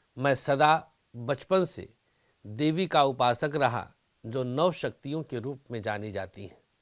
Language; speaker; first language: Hindi; native; Hindi